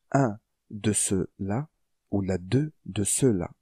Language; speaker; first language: French; non-native, local second language; Arabic